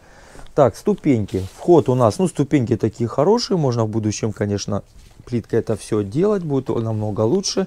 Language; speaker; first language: Russian; native; Russian